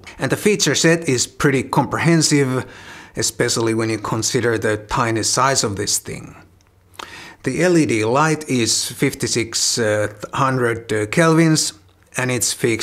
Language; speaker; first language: English; non-native, fluent; Finnish